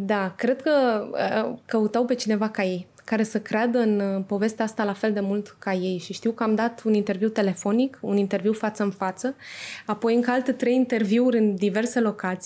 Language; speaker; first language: Romanian; native; Romanian